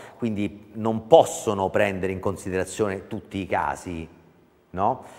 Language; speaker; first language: Italian; native; Italian